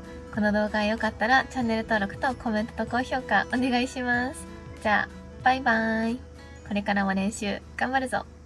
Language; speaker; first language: Japanese; native; Japanese